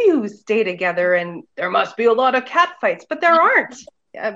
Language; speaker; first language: English; native; English